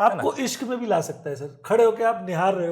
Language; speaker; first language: Hindi; native; Hindi